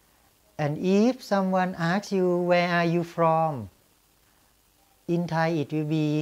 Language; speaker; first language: English; non-native, fluent; Thai